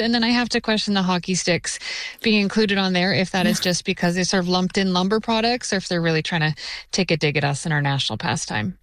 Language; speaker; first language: English; native; English